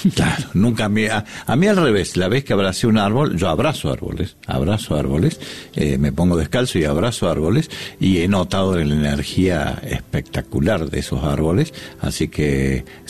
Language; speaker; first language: Spanish; native; Spanish